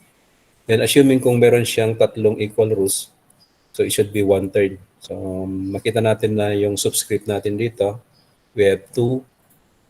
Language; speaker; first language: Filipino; native; Filipino